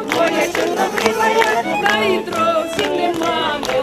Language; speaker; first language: Ukrainian; native; Ukrainian